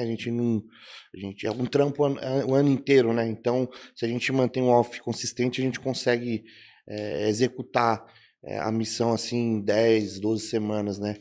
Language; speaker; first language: Portuguese; native; Portuguese